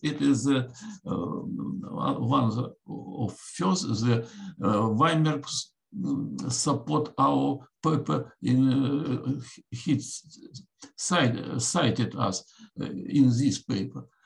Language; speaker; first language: English; non-native, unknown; Russian